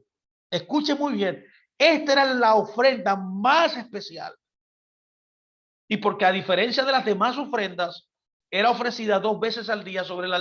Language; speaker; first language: Spanish; native; Spanish